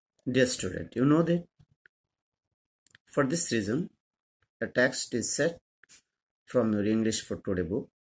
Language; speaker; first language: English; non-native, fluent; Bangla